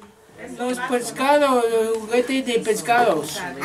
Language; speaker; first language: Spanish; non-native, learner; English